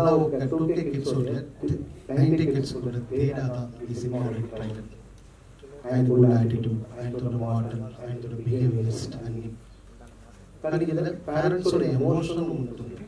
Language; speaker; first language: Telugu; non-native, learner; Tamil